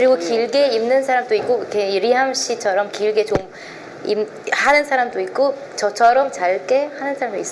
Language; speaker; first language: Korean; non-native, fluent; Arabic